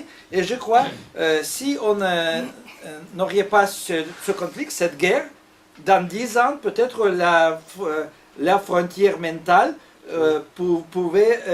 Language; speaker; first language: French; non-native, fluent; Russian